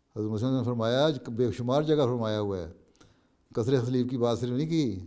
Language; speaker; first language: Urdu; native; Urdu